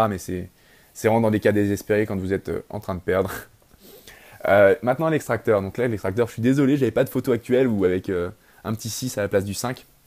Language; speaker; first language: French; native; French